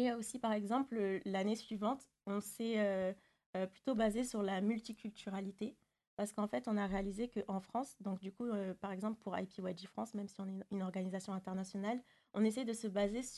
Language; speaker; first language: French; native; French